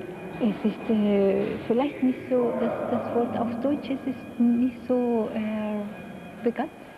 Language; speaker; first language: German; non-native, fluent; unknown